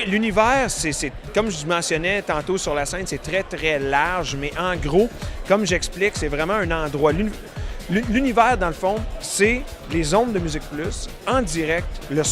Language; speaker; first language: French; native; French